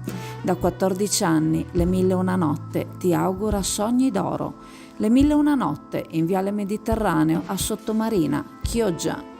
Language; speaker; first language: Italian; native; Italian